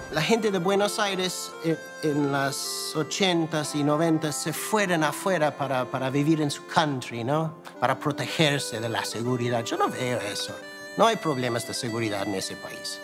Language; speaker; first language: Spanish; non-native, fluent; English